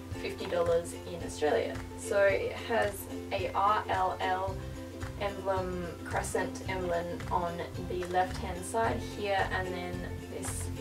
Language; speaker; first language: English; native; English